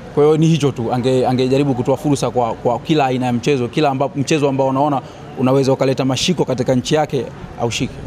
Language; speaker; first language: Swahili; native; Swahili